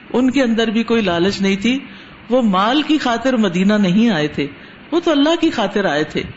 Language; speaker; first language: Urdu; non-native, local second language; Punjabi